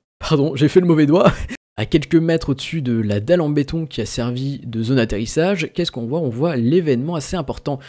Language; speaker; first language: French; native; French